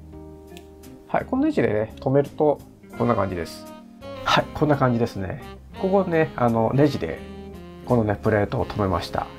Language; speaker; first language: Japanese; native; Japanese